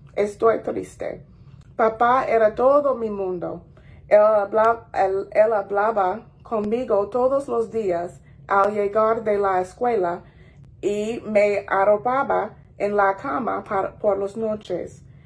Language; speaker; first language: Spanish; non-native, fluent; English